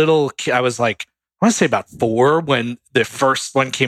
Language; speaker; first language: English; native; English